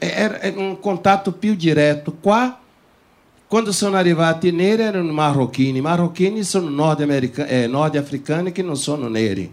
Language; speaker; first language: Italian; non-native, fluent; Portuguese